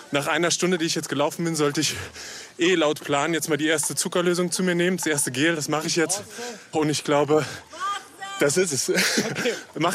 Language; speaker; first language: German; native; German